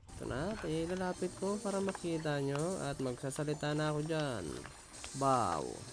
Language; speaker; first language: Filipino; native; Filipino